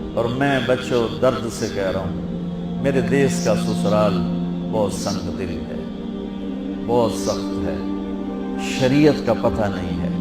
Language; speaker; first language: Urdu; non-native, local second language; Punjabi